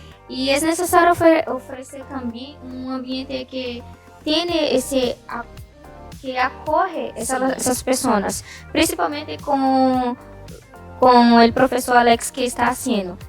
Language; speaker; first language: Spanish; non-native, learner; Portuguese